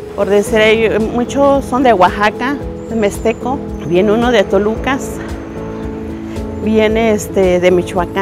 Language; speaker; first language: Spanish; non-native, local second language; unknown